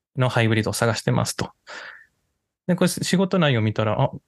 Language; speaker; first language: Japanese; non-native, fluent; Spanish